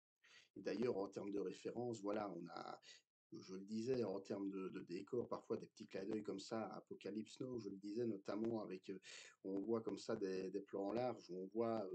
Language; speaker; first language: French; native; French